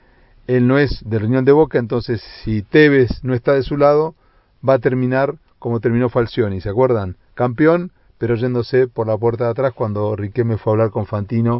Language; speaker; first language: Spanish; native; Spanish